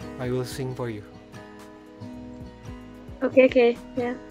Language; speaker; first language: English; non-native, learner; Indonesian